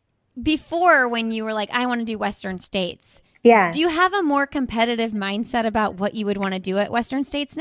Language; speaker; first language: English; native; English